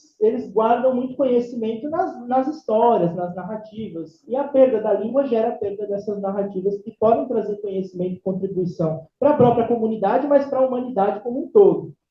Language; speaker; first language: Portuguese; native; Portuguese